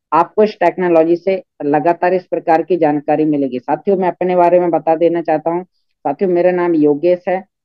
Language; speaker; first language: Hindi; native; Hindi